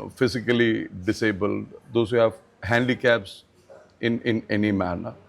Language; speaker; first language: English; non-native, local second language; Malayalam